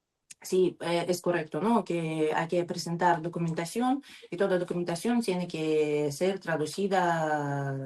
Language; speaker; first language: Spanish; non-native, learner; Russian